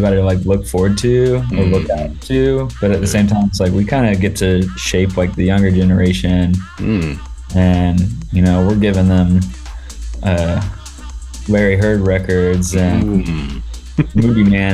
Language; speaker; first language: English; native; English